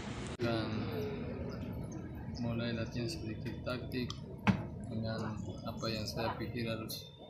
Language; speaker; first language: Indonesian; non-native, learner; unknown